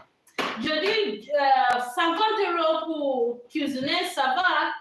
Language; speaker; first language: French; non-native, learner; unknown